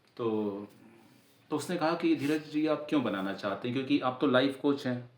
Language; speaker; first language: Hindi; native; Hindi